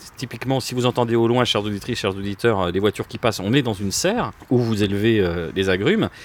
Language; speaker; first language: French; native; French